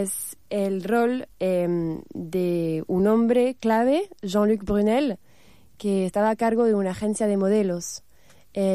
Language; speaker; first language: Spanish; non-native, fluent; French